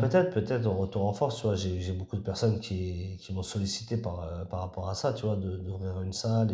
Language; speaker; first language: French; native; French